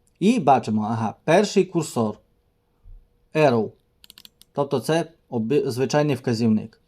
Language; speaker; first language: Ukrainian; native; Ukrainian